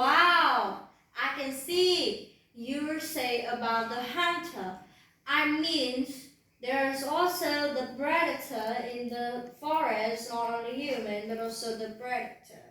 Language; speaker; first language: English; non-native, learner; Vietnamese